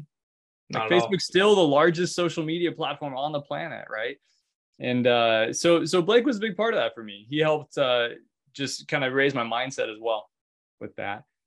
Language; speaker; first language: English; native; English